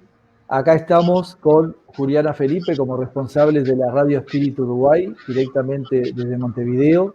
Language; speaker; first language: Spanish; native; Spanish